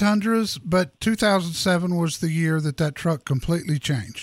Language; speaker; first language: English; native; English